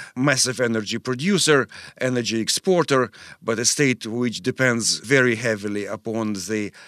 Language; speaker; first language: English; non-native, fluent; Russian